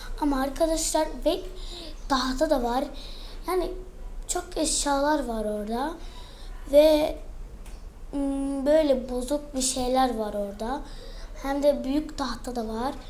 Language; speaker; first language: Turkish; early bilingual, heritage; Turkish